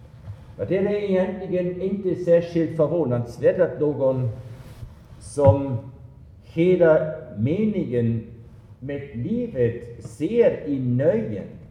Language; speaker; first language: Swedish; non-native, fluent; German